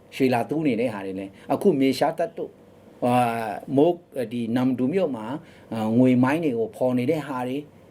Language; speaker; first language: Burmese; non-native, local second language; Shan